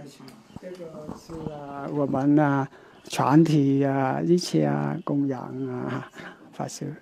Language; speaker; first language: Chinese; non-native, local second language; Vietnamese